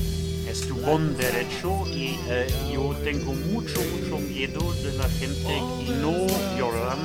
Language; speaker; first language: Spanish; non-native, learner; French